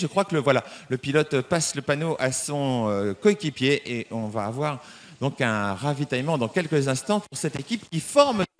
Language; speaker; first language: French; native; French